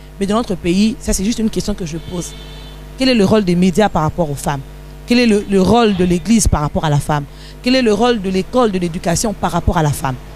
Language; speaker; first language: French; non-native, local second language; Lingala